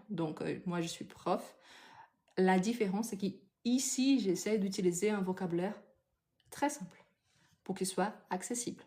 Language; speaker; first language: French; non-native, fluent; Portuguese